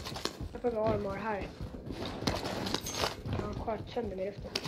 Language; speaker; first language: Swedish; early bilingual, other home language; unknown